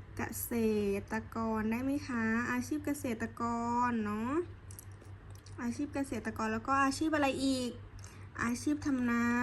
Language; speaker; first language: Thai; native; Thai